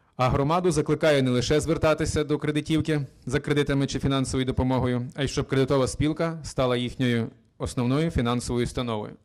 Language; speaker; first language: Ukrainian; native; Ukrainian